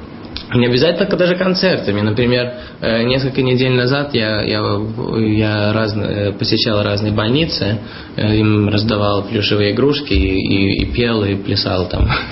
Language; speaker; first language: Russian; early bilingual, heritage; Russian